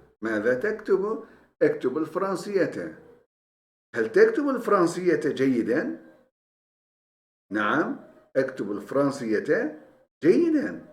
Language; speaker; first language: Arabic; non-native, fluent; Turkish